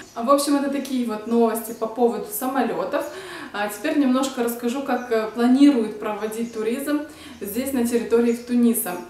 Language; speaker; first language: Russian; native; Russian